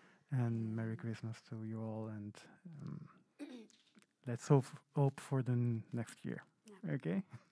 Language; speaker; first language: English; non-native, fluent; Italian